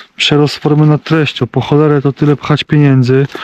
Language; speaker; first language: Polish; native; Polish